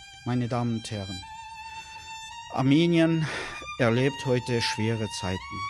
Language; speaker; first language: German; non-native, fluent; Armenian